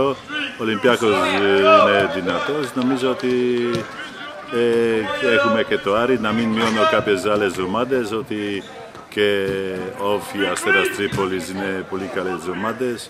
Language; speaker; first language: Greek; non-native, fluent; Polish